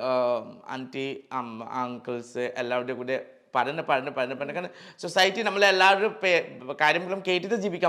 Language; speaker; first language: Malayalam; non-native, local second language; Assamese